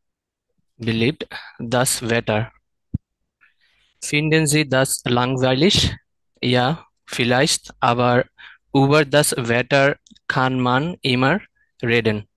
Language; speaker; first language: German; non-native, learner; Bangla